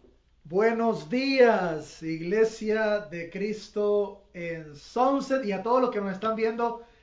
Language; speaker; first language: Spanish; native; Spanish